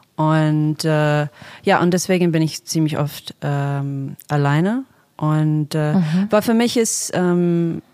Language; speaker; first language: German; non-native, fluent; English